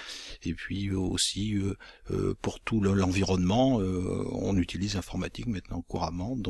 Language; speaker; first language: French; native; French